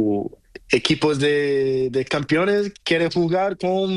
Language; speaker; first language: Spanish; non-native, learner; Portuguese